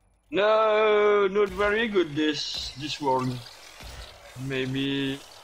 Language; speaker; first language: English; non-native, learner; French